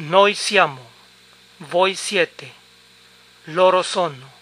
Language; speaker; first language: Italian; non-native, fluent; Spanish